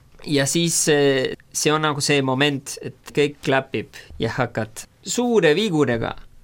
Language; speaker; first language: Estonian; non-native, fluent; Spanish